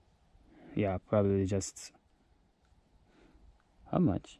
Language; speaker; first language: English; non-native, learner; Turkish